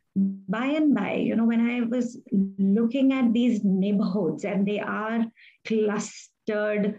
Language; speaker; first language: English; non-native, local second language; Hindi